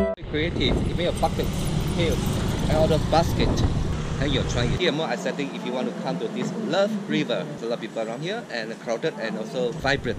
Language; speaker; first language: English; non-native, local second language; Chinese